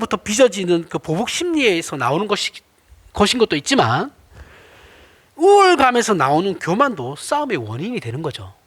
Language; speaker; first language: Korean; native; Korean